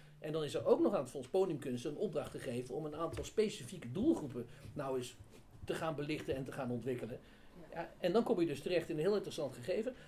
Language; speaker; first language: Dutch; native; Dutch